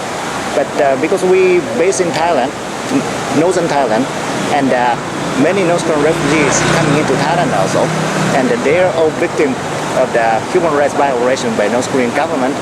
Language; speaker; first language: English; non-native, fluent; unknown